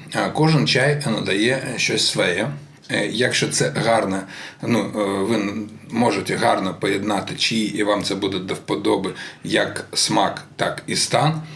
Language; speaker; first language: Ukrainian; non-native, local second language; Russian